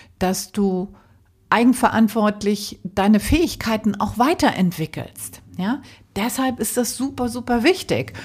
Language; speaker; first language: German; native; German